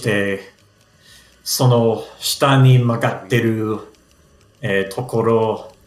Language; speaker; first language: Japanese; non-native, learner; English